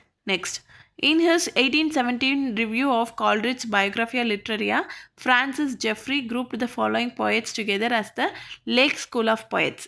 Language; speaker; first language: English; non-native, local second language; Tamil